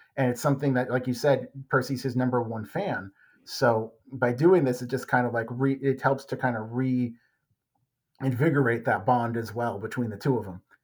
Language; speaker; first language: English; native; English